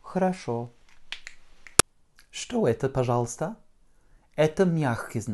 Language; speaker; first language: Russian; non-native, fluent; French